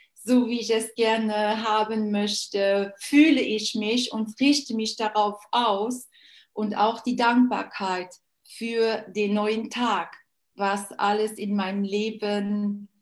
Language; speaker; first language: German; non-native, local second language; Luxembourgish